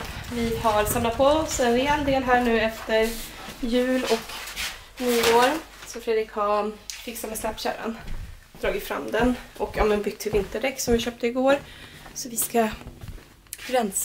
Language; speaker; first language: Swedish; native; Swedish